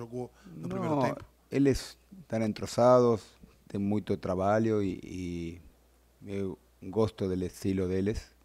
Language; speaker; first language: Portuguese; non-native, learner; Spanish